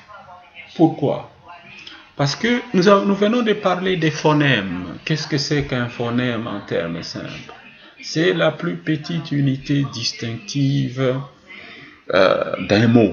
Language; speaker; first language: French; non-native, local second language; Swahili